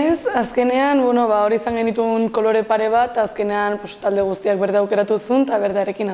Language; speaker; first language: Basque; native; Basque